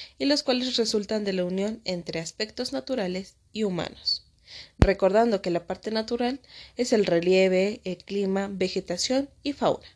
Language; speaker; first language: Spanish; native; Spanish